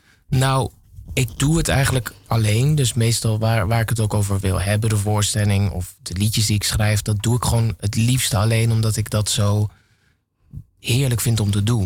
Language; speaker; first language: Dutch; native; Dutch